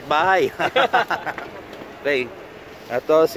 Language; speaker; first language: Filipino; native; Filipino